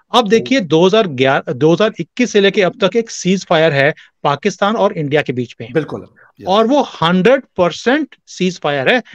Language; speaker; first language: Hindi; native; Hindi